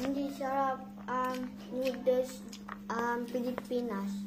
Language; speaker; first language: Filipino; non-native, learner; Japanese